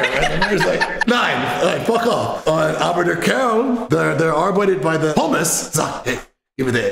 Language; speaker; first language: German; non-native, learner; English